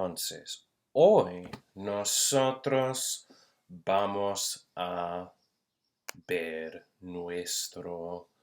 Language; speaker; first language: Spanish; non-native, fluent; English